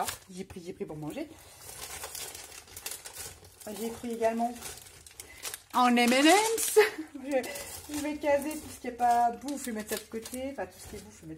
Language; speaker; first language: French; native; French